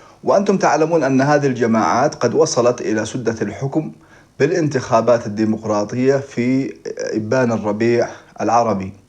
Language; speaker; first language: Arabic; native; Arabic